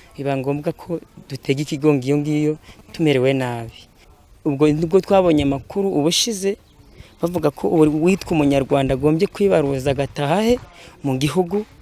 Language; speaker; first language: Kinyarwanda; early bilingual, heritage; Kinyarwanda